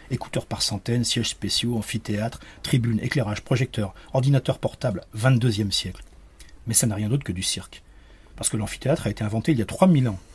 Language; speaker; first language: French; native; French